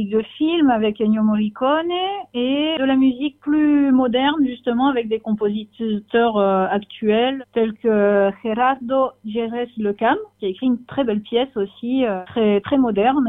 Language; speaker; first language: French; native; French